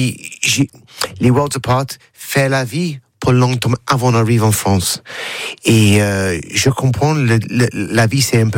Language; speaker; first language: French; non-native, learner; English